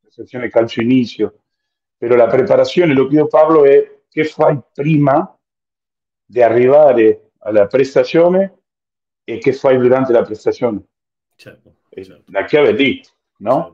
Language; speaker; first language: Italian; non-native, fluent; Spanish